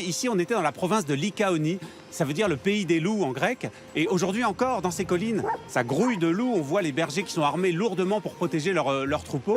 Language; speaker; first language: French; native; French